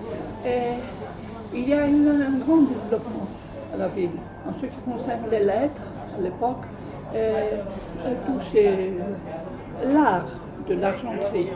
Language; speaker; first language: French; non-native, fluent; Greek